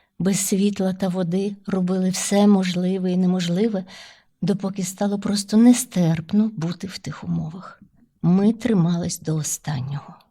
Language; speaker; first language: Ukrainian; non-native, local second language; Russian